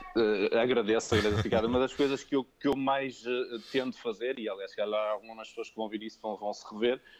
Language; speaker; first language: Portuguese; early bilingual, other home language; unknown